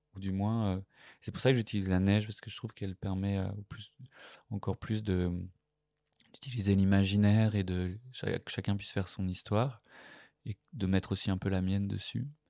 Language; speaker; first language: French; native; French